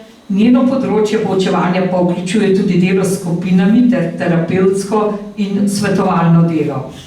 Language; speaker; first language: Slovenian; native; Slovenian